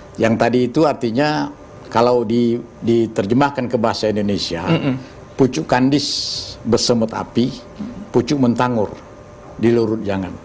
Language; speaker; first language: Malay; native; Malay